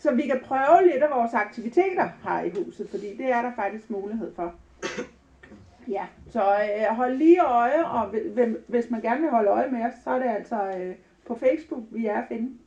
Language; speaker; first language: Danish; native; Danish